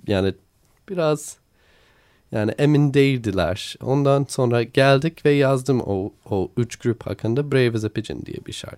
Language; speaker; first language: Turkish; non-native, learner; English